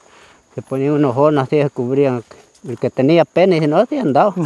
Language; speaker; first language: Spanish; native; Spanish